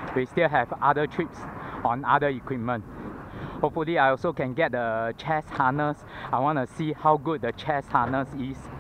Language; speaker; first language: English; non-native, local second language; Chinese